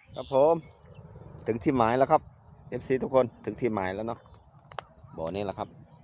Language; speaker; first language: Thai; native; Thai